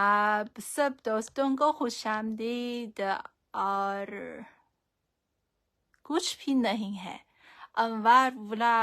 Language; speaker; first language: Hindi; non-native, fluent; Chinese